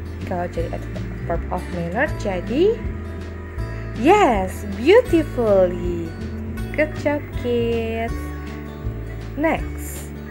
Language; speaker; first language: English; non-native, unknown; Indonesian